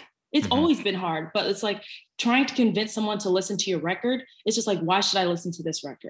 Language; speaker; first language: English; native; English